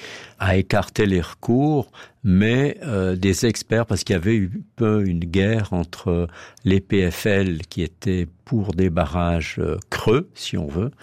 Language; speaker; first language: French; native; French